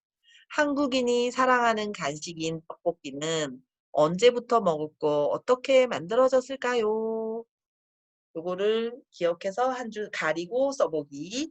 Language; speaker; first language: Korean; native; Korean